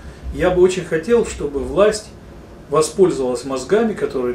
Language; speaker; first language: Russian; native; Russian